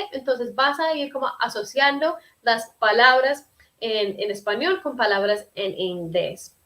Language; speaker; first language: Spanish; non-native, fluent; English